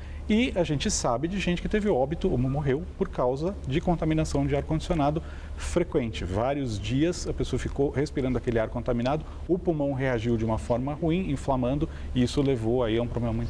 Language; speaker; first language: Portuguese; native; Portuguese